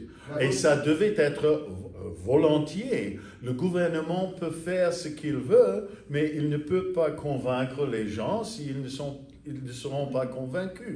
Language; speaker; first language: French; non-native, fluent; English